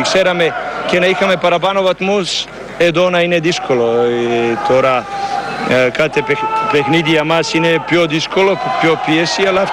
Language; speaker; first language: Greek; non-native, learner; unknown